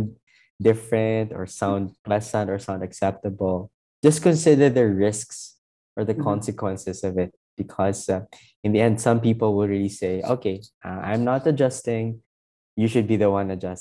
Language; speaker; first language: English; non-native, local second language; Filipino